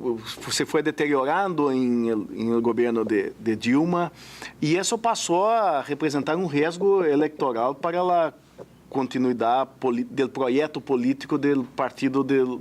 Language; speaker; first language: Spanish; non-native, fluent; Portuguese